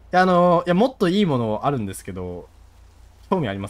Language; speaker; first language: Japanese; native; Japanese